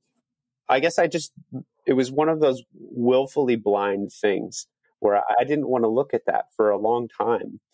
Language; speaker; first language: English; native; English